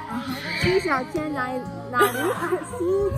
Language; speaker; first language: Chinese; non-native, learner; English